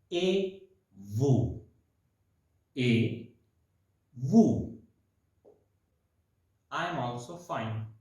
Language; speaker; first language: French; non-native, fluent; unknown